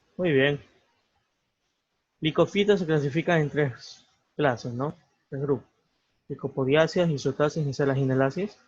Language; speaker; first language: Spanish; native; Spanish